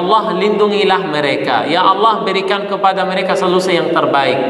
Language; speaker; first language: Indonesian; non-native, fluent; Arabic